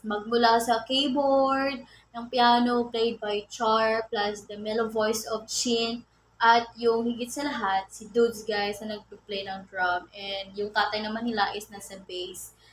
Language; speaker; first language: English; non-native, local second language; Filipino